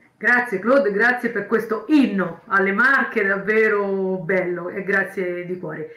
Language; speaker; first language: Italian; native; Italian